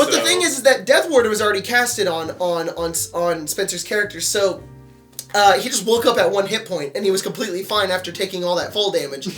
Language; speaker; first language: English; native; English